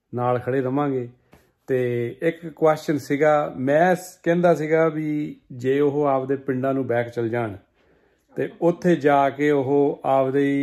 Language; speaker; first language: Punjabi; early bilingual, heritage; Punjabi